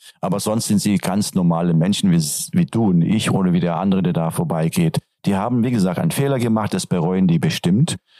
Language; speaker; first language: German; non-native, fluent; Turkish